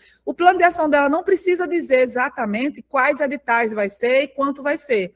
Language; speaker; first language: Portuguese; native; Portuguese